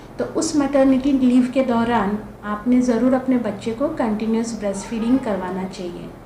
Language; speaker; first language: Hindi; non-native, local second language; Marathi